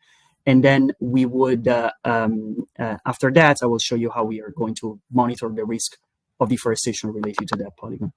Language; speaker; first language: English; non-native, fluent; Italian